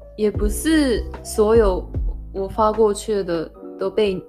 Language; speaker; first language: Japanese; native; Japanese